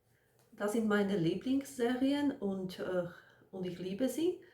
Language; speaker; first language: German; non-native, fluent; Slovak